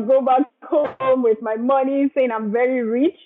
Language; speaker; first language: English; non-native, local second language; Yoruba